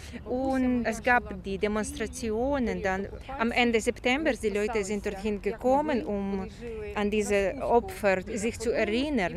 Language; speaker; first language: German; non-native, fluent; Ukrainian